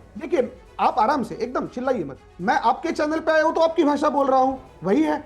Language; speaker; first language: Hindi; non-native, local second language; Marathi